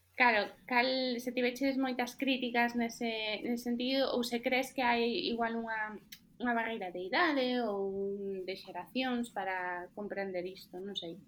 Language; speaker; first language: Galician; native; Galician